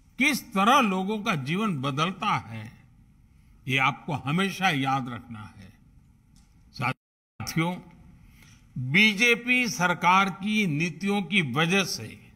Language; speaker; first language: Hindi; non-native, local second language; Gujarati